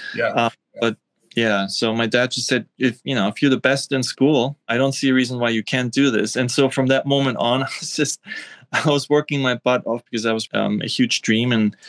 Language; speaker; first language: English; non-native, fluent; German